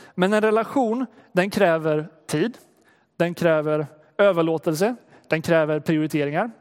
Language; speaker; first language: Swedish; native; Swedish